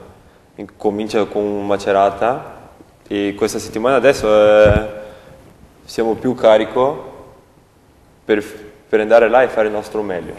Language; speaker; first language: Italian; non-native, learner; Portuguese